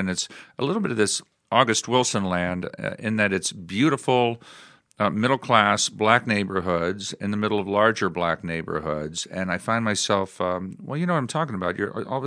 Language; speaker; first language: English; native; English